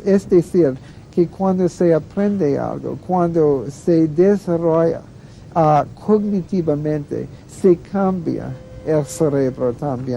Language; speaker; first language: Spanish; non-native, fluent; English